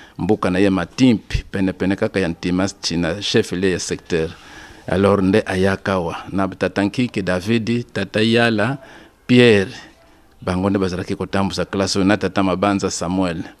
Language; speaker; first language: Lingala; non-native, local second language; Kongo